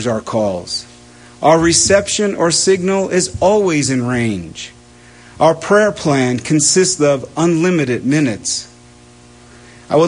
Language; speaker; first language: English; native; English